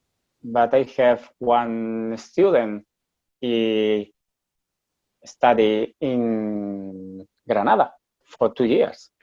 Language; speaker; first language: English; non-native, learner; Spanish